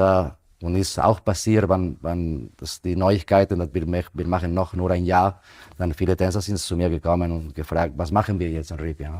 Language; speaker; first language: German; non-native, fluent; Spanish